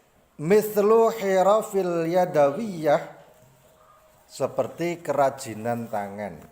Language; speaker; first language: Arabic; non-native, fluent; Indonesian